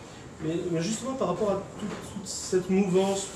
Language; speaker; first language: French; native; French